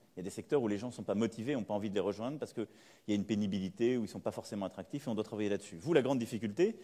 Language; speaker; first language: French; native; French